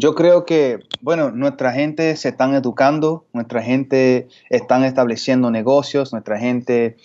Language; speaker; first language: Spanish; early bilingual, heritage; Spanish